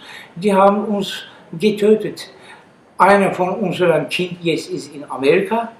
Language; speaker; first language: German; non-native, learner; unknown